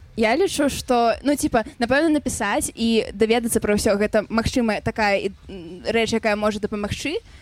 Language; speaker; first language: Belarusian; non-native, local second language; Russian